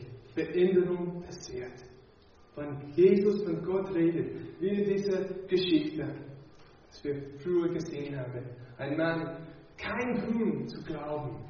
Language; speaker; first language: German; non-native, fluent; English